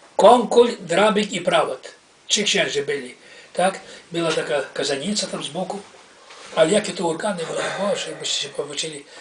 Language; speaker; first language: Polish; early bilingual, heritage; Polish